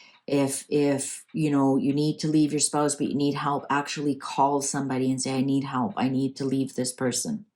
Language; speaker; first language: English; native; English